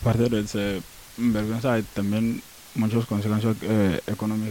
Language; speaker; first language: Spanish; non-native, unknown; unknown